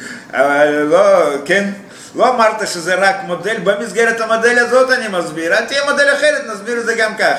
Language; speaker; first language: Hebrew; non-native, fluent; Russian